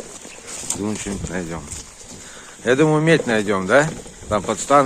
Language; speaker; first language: Russian; native; Russian